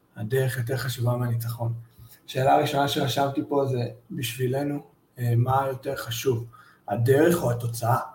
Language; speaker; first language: Hebrew; early bilingual, heritage; Hebrew